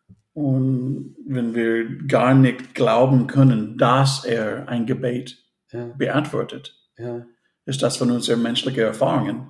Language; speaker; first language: German; non-native, fluent; English